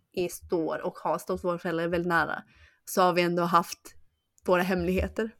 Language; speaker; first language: Swedish; early bilingual, other home language; Chinese